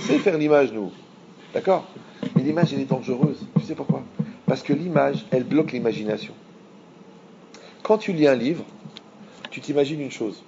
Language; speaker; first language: French; native; French